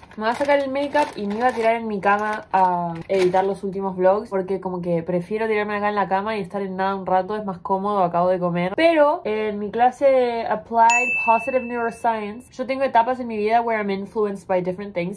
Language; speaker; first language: Spanish; native; Spanish